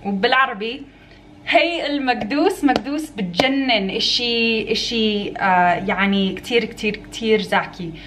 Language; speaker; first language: Arabic; early bilingual, other home language; English